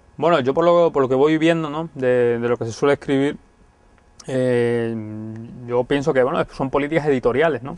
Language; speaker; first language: Spanish; native; Spanish